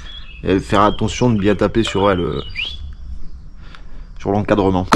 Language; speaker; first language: French; native; French